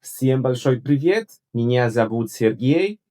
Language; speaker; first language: Russian; non-native, learner; Polish